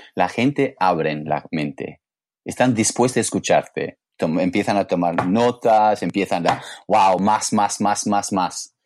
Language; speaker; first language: Spanish; non-native, fluent; English